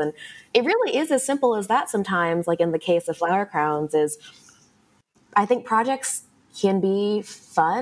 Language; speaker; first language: English; native; English